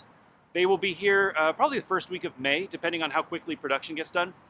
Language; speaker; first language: English; native; English